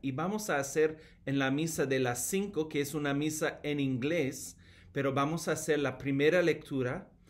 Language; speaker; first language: Spanish; non-native, fluent; English